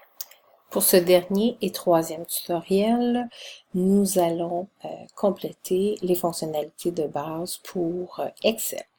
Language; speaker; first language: French; native; French